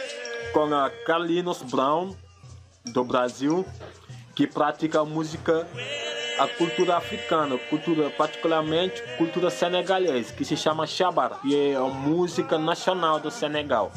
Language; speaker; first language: Portuguese; non-native, fluent; Wolof